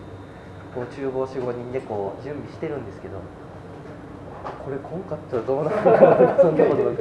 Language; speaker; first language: Japanese; native; Japanese